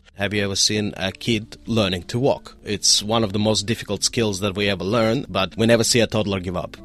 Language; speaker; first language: English; non-native, fluent; Russian